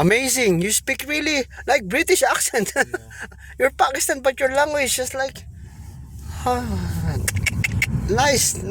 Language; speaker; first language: English; non-native, local second language; Filipino